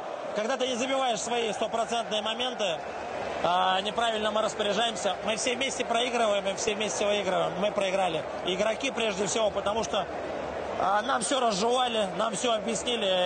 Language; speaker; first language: Russian; native; Russian